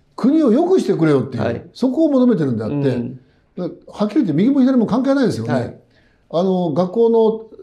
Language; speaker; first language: Japanese; native; Japanese